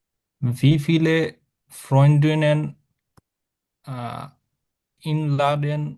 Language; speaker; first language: German; non-native, learner; Bangla